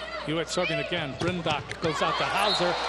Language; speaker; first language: English; native; English